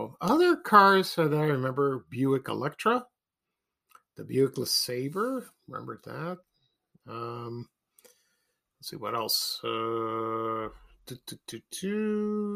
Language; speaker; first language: English; native; English